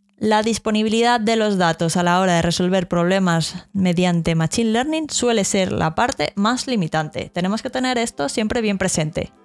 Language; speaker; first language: Spanish; native; Spanish